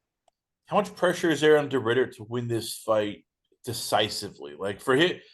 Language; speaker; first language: English; native; English